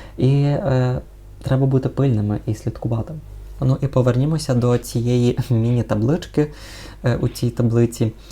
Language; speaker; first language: Ukrainian; non-native, local second language; Russian